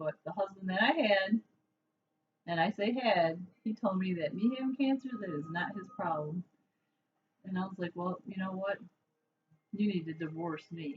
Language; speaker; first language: English; native; English